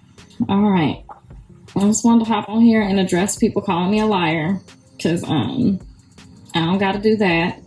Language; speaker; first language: English; native; English